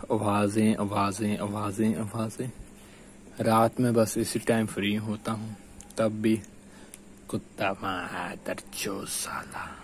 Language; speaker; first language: Hindi; non-native, local second language; Punjabi